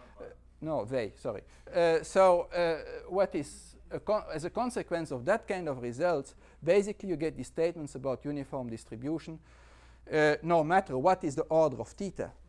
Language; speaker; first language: English; non-native, fluent; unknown